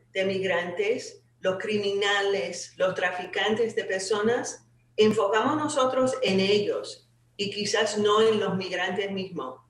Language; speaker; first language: Spanish; non-native, fluent; English